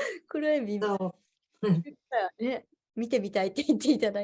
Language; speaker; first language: Japanese; native; Japanese